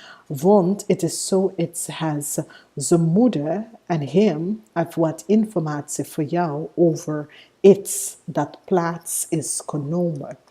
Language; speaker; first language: Dutch; non-native, fluent; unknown